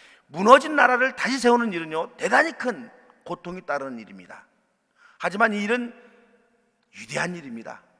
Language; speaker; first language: Korean; native; Korean